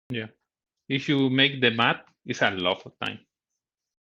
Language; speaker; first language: English; non-native, learner; Spanish